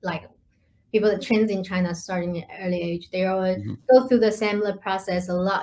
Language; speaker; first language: English; non-native, fluent; Chinese